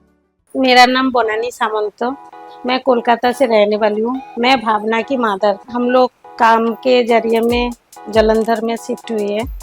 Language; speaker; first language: Hindi; non-native, local second language; Bangla